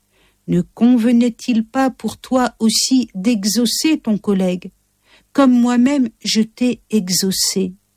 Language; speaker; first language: French; native; French